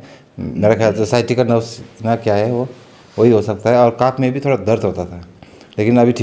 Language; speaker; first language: Hindi; non-native, learner; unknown